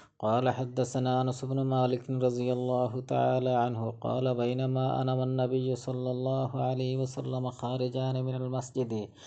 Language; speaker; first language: Arabic; non-native, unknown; Sylheti